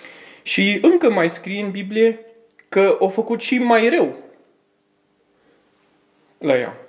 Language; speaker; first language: Romanian; early bilingual, heritage; Romanian